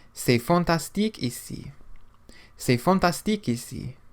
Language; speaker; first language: French; non-native, fluent; English